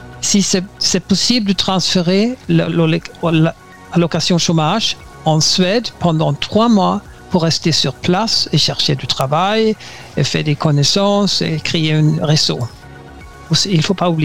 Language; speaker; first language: French; non-native, learner; Swedish